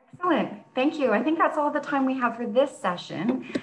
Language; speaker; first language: English; native; English